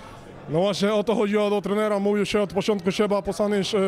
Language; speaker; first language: Polish; non-native, fluent; Spanish